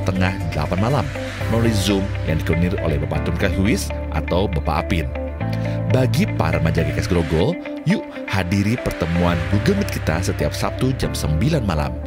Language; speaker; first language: Indonesian; native; Indonesian